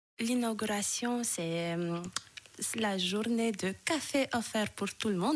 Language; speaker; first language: French; non-native, fluent; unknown